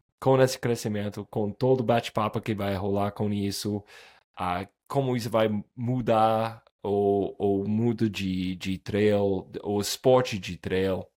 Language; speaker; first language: Portuguese; non-native, fluent; English